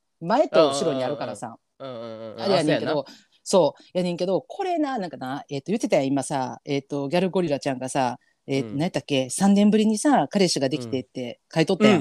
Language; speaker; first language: Japanese; native; Japanese